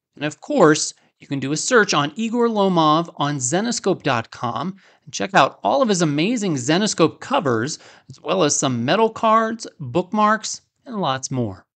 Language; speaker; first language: English; native; English